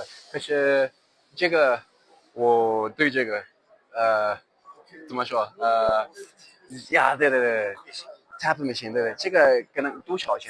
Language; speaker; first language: Chinese; non-native, learner; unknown